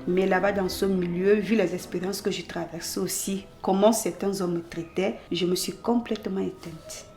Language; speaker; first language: French; native; French